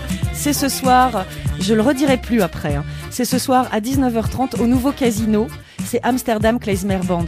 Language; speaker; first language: French; native; French